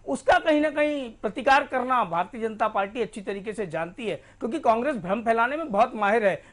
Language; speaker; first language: Hindi; native; Hindi